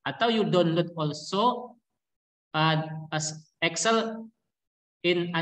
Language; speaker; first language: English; non-native, learner; Indonesian